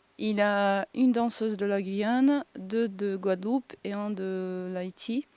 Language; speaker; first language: French; non-native, fluent; Portuguese